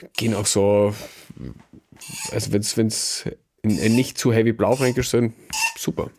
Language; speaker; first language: German; native; German